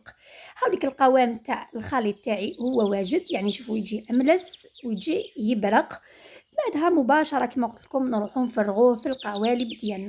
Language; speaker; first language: Arabic; native; Arabic